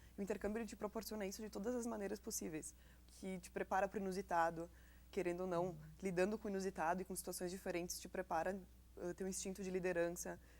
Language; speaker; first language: Portuguese; native; Portuguese